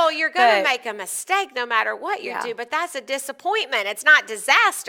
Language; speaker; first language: English; native; English